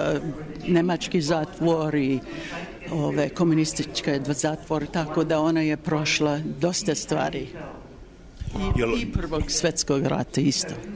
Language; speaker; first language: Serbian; early bilingual, heritage; Serbian